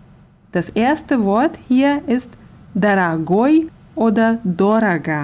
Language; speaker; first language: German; non-native, fluent; Russian